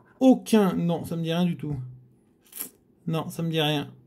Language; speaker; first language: French; native; French